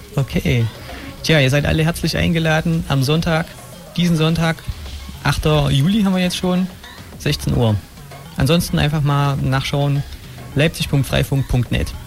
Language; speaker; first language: German; native; German